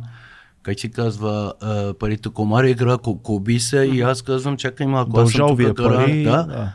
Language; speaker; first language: Bulgarian; non-native, fluent; Persian